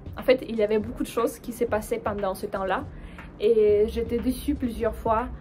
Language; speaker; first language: French; non-native, fluent; Russian